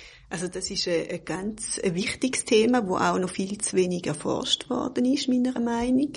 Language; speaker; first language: German; native; German